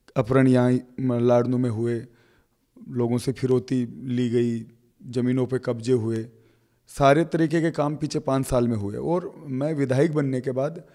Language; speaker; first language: Hindi; native; Hindi